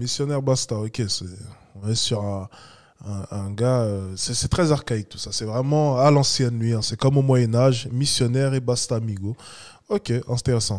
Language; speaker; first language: French; native; French